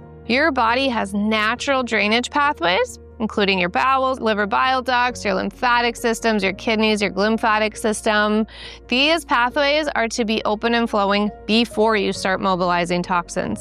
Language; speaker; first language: English; native; English